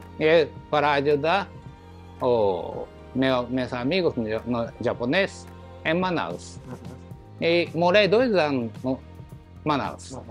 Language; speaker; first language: Portuguese; non-native, learner; Japanese